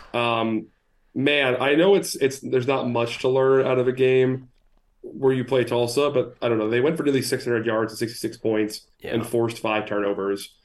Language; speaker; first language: English; native; English